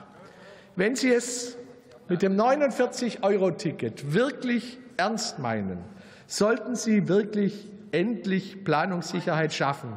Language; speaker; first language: German; native; German